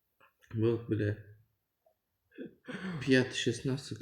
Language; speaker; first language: Russian; non-native, learner; Tajik